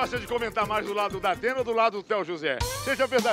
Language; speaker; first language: Portuguese; native; Portuguese